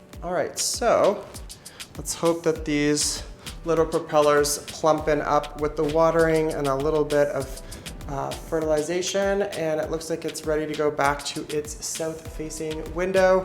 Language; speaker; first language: English; native; English